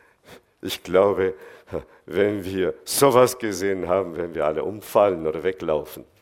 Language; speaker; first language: German; non-native, fluent; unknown